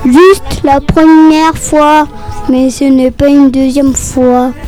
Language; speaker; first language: French; non-native, fluent; Spanish